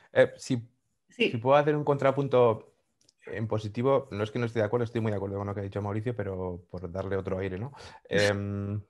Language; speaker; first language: Spanish; native; Spanish